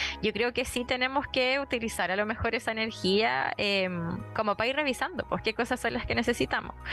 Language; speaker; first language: Spanish; native; Spanish